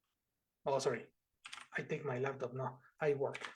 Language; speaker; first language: English; non-native, fluent; Spanish